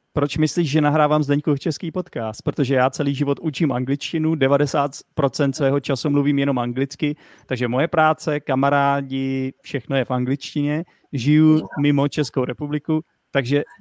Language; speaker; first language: Czech; native; Czech